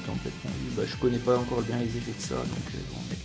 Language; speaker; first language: French; native; French